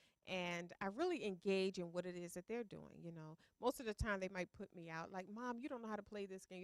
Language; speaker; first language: English; native; English